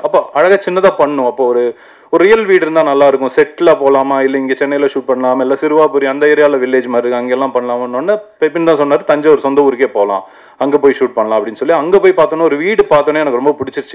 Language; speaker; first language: Tamil; native; Tamil